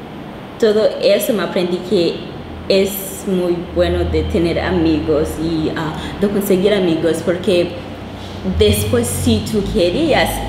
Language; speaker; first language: Spanish; non-native, local second language; Kinyarwanda